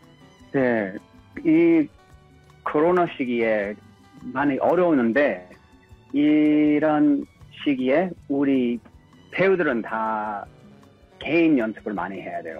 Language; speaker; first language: Korean; early bilingual, heritage; English